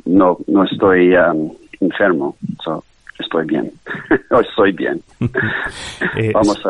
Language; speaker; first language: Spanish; non-native, learner; English